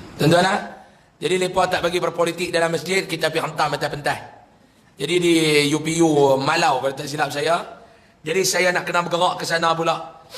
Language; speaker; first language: Malay; native; Malay